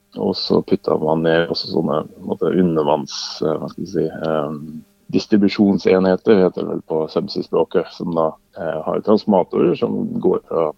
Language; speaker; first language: Norwegian; native; Norwegian